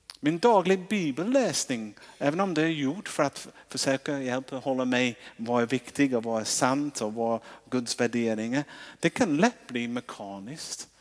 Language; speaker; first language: Swedish; non-native, fluent; English